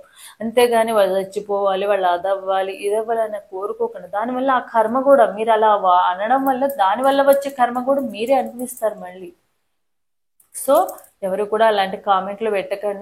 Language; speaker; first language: Telugu; native; Telugu